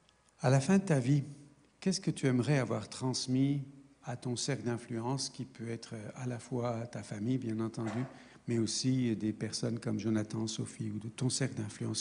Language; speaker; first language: French; native; French